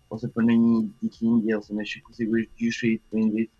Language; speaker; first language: Albanian; early bilingual, heritage; French